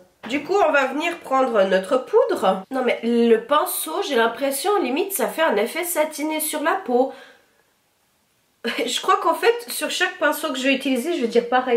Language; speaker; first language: French; native; French